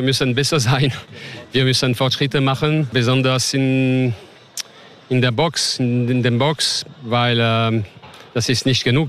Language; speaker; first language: German; non-native, learner; French